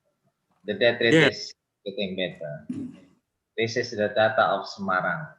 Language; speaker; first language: English; non-native, local second language; Indonesian